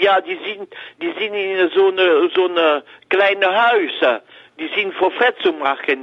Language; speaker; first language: German; non-native, learner; French